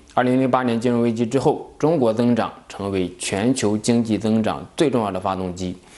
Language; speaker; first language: Chinese; native; Chinese